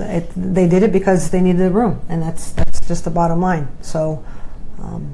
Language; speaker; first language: English; native; English